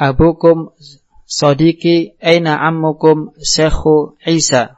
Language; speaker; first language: Arabic; non-native, fluent; Indonesian